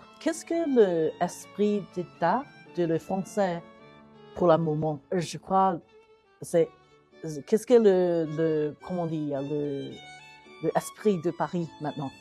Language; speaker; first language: French; non-native, learner; Chinese